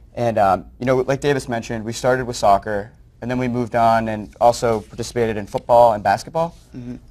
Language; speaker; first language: English; native; English